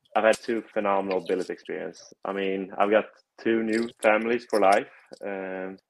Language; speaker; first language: English; non-native, fluent; Swedish